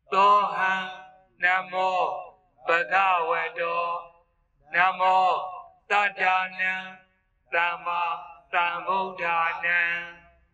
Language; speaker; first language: Burmese; native; Burmese